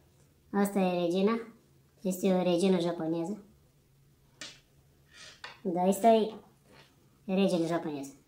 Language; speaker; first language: Romanian; non-native, learner; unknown